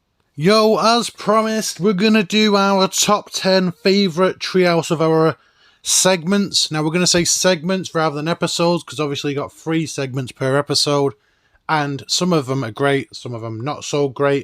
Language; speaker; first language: English; native; English